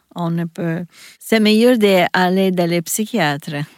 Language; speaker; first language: French; non-native, learner; Italian